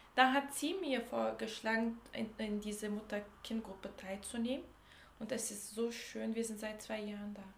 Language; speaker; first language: German; early bilingual, other home language; Turkish